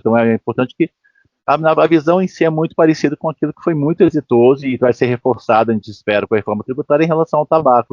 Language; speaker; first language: Portuguese; native; Portuguese